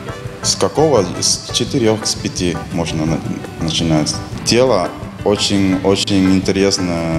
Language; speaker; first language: Russian; non-native, fluent; Spanish